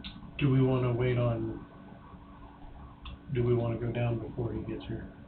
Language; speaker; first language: English; native; English